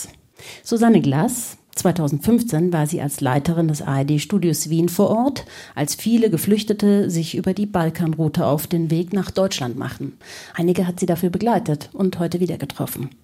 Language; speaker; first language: German; native; German